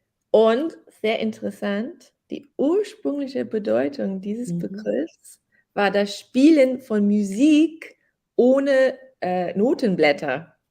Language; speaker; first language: German; non-native, fluent; English